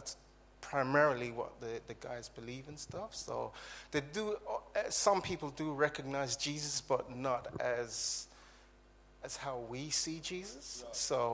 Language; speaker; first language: English; native; English